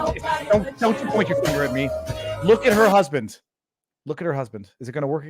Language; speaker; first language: English; native; English